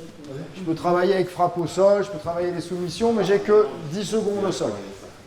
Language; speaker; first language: French; native; French